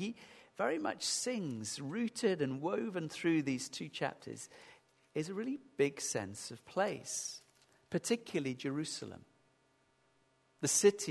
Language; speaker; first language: English; native; English